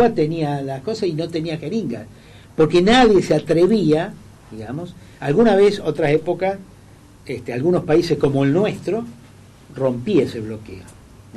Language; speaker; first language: Spanish; native; Spanish